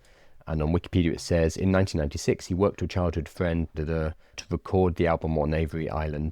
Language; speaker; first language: English; native; English